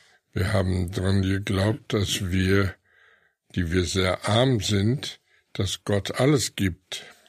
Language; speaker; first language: German; native; German